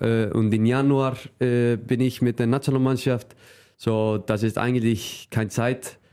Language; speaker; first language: German; non-native, fluent; Icelandic